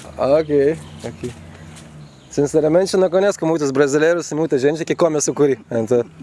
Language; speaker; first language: Portuguese; non-native, fluent; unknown